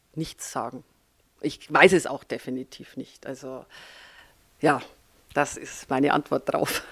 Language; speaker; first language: German; native; German